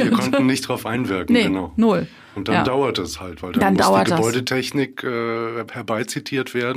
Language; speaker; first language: German; native; German